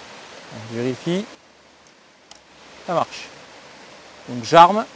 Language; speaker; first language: French; native; French